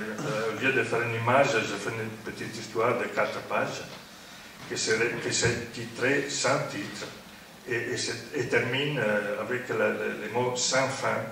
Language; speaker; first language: French; non-native, fluent; Italian